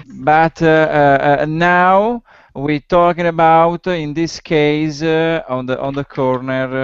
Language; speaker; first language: English; non-native, learner; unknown